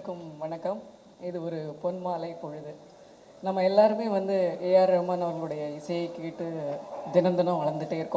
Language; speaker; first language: Tamil; native; Tamil